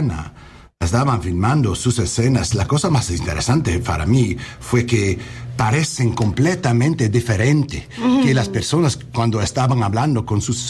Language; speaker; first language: Spanish; non-native, learner; English